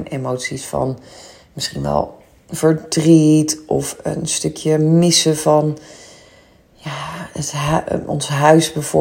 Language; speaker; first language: Dutch; native; Dutch